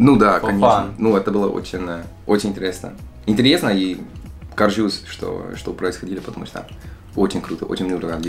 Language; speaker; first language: Russian; non-native, learner; Dutch